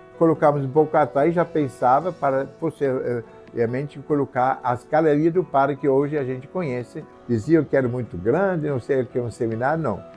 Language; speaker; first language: Portuguese; non-native, fluent; German